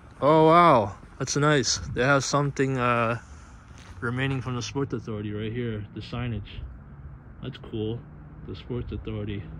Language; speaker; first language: English; native; English